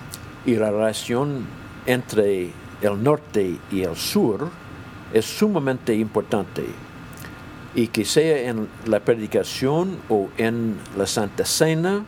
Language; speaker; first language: Spanish; non-native, fluent; English